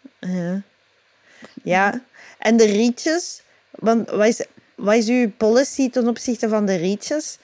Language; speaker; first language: Dutch; native; Dutch